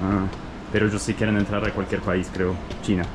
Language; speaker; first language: Spanish; non-native, fluent; German